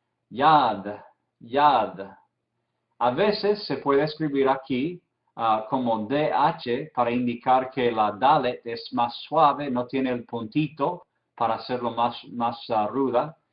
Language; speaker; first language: Spanish; non-native, fluent; English